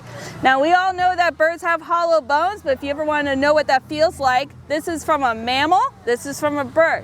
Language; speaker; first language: English; native; English